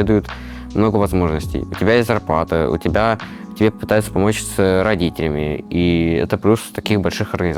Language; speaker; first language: Russian; native; Russian